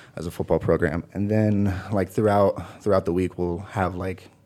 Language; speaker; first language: English; native; English